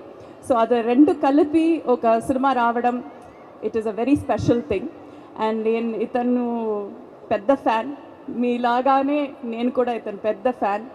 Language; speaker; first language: Telugu; non-native, fluent; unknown